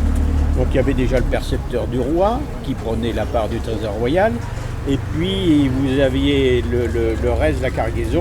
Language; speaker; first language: French; native; French